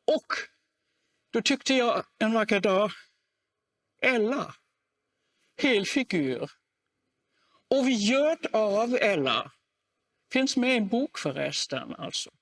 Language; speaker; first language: Swedish; non-native, fluent; German